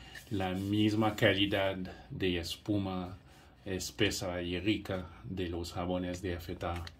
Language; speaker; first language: Spanish; non-native, fluent; English